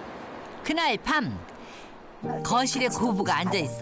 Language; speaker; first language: Korean; native; Korean